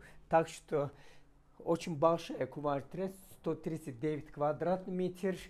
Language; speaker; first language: Russian; non-native, fluent; Turkish